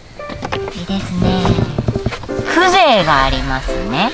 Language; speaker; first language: Japanese; native; Japanese